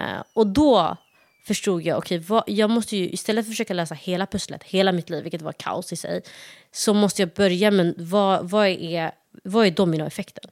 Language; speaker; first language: Swedish; early bilingual, other home language; Somali